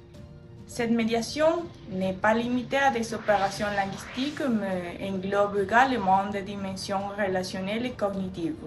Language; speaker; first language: French; non-native, learner; Spanish